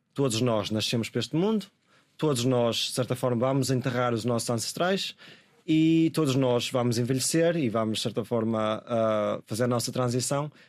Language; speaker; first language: Portuguese; native; Portuguese